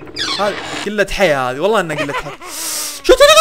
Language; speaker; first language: Arabic; native; Arabic